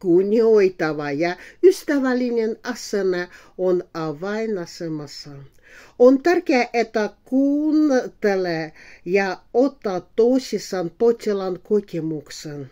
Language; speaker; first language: Finnish; non-native, fluent; Russian